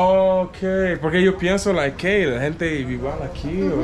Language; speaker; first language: Spanish; non-native, learner; English